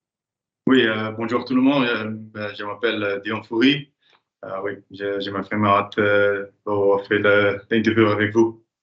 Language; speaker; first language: French; non-native, learner; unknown